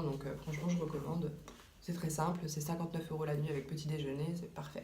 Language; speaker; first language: French; native; French